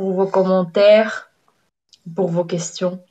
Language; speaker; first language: French; non-native, fluent; Spanish